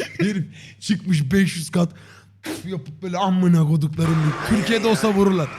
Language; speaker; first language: Turkish; native; Turkish